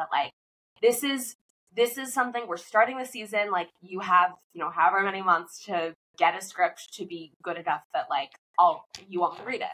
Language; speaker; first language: English; native; English